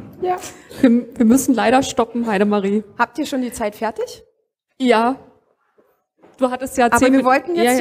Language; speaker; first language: German; native; German